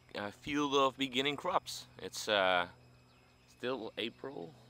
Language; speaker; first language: English; non-native, fluent; Dutch